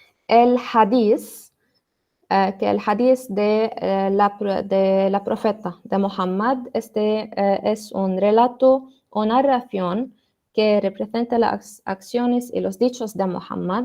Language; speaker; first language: Spanish; non-native, learner; Arabic